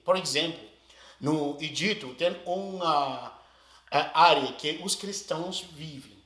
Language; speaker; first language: Portuguese; non-native, learner; Arabic